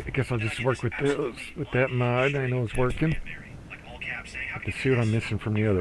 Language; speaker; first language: English; native; English